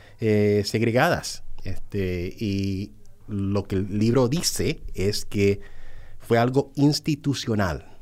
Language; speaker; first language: Spanish; early bilingual, heritage; English